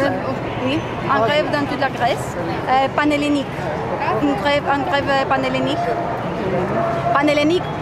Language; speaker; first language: French; non-native, fluent; Greek